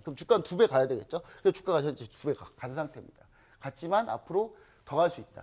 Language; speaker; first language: Korean; native; Korean